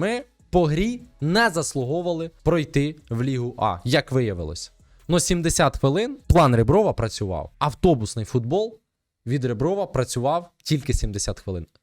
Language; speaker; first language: Ukrainian; native; Ukrainian